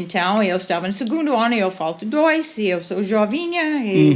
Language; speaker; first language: Portuguese; non-native, fluent; English